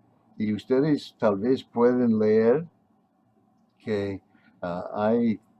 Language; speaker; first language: Spanish; non-native, fluent; English